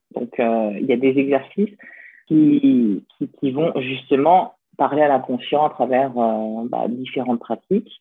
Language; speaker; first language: French; native; French